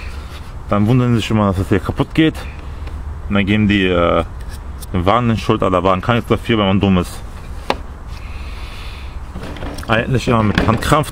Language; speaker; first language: German; early bilingual, other home language; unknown